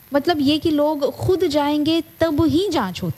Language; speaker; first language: Hindi; native; Hindi